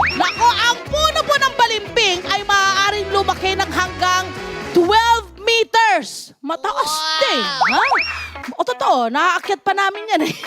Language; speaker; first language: Filipino; native; Filipino